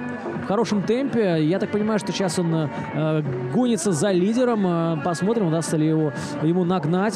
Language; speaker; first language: Russian; native; Russian